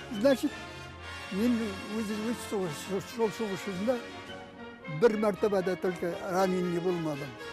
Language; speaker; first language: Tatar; native; Tatar